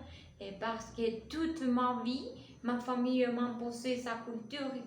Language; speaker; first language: French; non-native, learner; Spanish